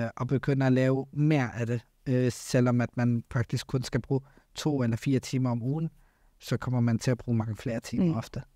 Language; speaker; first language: Danish; early bilingual, other home language; Arabic